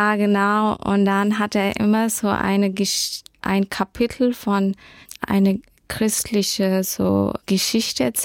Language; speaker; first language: German; early bilingual, heritage; German